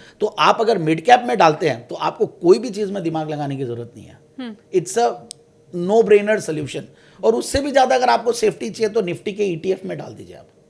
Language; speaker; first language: Hindi; native; Hindi